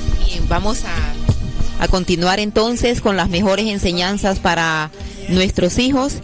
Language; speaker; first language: Spanish; native; Spanish